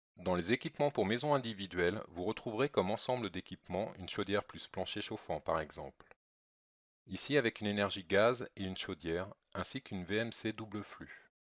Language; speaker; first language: French; native; French